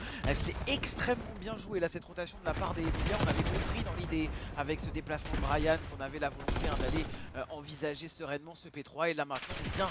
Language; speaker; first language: French; native; French